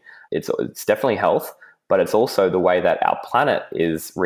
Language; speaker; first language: English; native; English